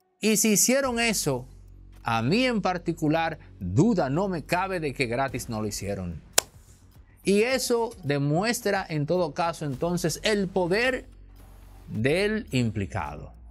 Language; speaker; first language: Spanish; native; Spanish